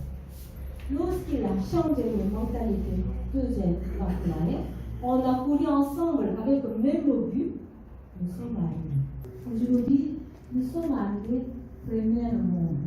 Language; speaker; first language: French; non-native, learner; Korean